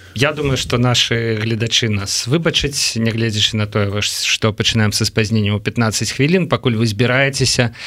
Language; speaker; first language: Belarusian; non-native, local second language; Russian